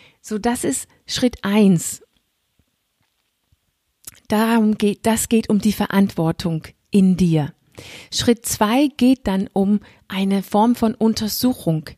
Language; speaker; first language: German; non-native, fluent; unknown